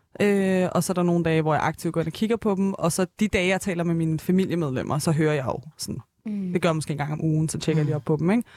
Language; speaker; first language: Danish; early bilingual, other home language; Persian